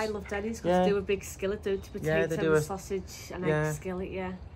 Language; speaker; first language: English; native; English